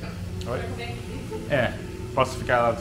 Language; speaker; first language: Portuguese; non-native, fluent; English